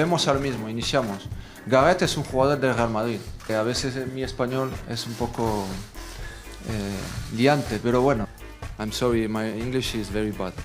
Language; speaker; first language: Spanish; non-native, fluent; French